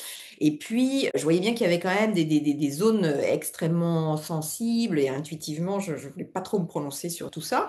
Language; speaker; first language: French; native; French